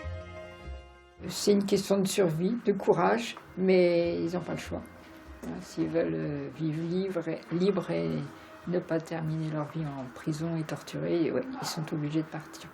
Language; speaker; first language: French; native; French